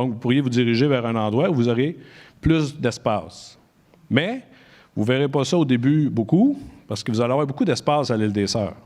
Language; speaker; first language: French; native; French